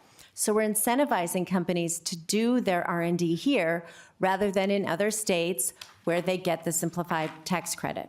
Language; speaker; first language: English; native; English